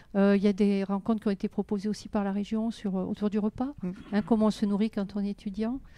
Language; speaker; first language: French; native; French